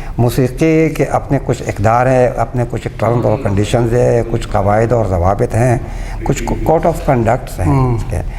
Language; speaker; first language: Urdu; non-native, local second language; Pashto